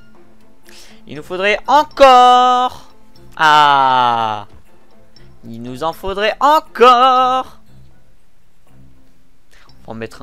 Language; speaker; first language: French; native; French